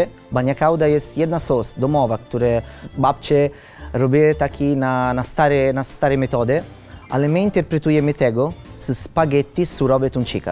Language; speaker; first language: Polish; non-native, learner; Italian